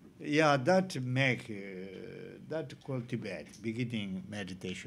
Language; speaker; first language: English; non-native, learner; Tibetan